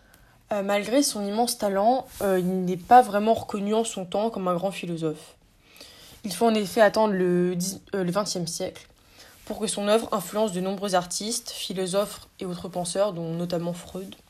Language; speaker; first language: French; native; French